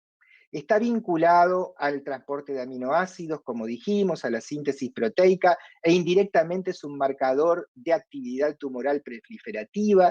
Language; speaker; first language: Spanish; native; Spanish